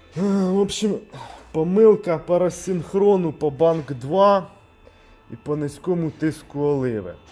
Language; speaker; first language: Ukrainian; non-native, local second language; Russian